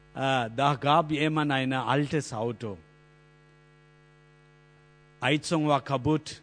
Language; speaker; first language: German; non-native, learner; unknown